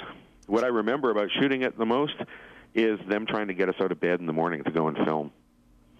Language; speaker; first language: English; native; English